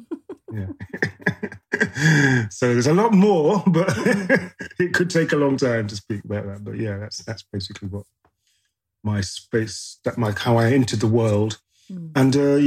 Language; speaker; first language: English; native; English